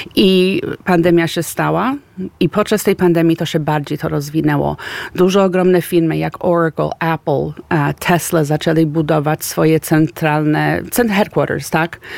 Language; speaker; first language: Polish; early bilingual, heritage; Polish